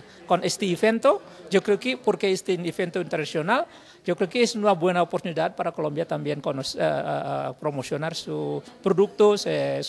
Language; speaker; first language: Spanish; non-native, learner; Indonesian